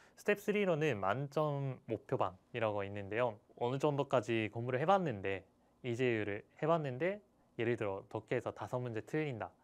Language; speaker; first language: Korean; non-native, fluent; Japanese